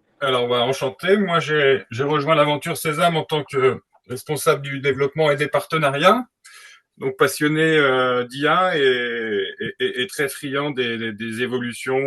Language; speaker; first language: French; native; French